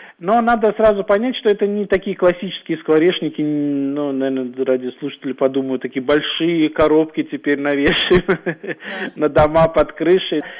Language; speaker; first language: Russian; native; Russian